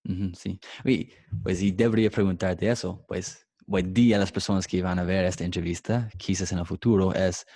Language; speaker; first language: Spanish; non-native, fluent; English